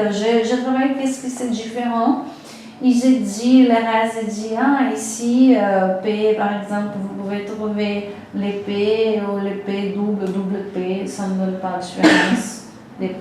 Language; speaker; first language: French; non-native, fluent; Portuguese